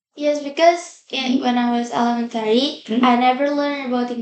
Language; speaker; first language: English; non-native, learner; Indonesian